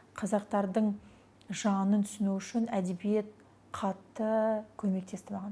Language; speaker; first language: Kazakh; non-native, local second language; Russian